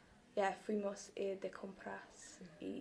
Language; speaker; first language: Spanish; non-native, learner; English